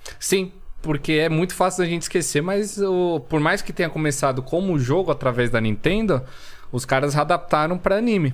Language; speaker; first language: Portuguese; early bilingual, other home language; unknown